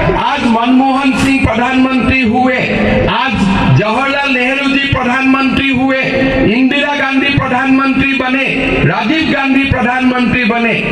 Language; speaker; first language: Hindi; non-native, local second language; Assamese